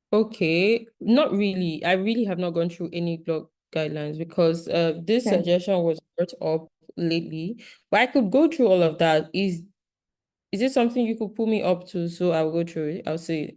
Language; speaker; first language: English; non-native, local second language; Yoruba